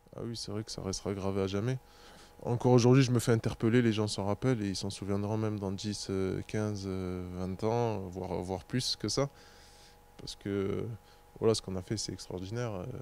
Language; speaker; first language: French; native; French